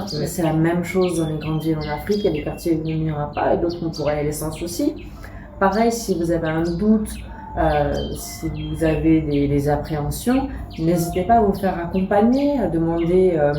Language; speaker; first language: French; native; French